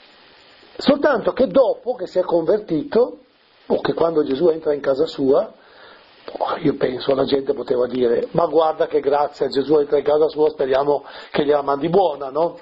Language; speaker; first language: Italian; native; Italian